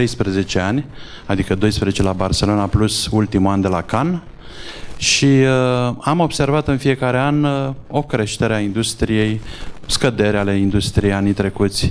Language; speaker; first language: Romanian; native; Romanian